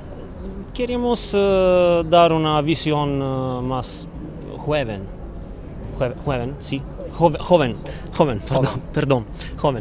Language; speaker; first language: Spanish; non-native, learner; Italian